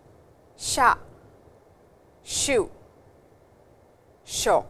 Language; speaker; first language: Japanese; non-native, fluent; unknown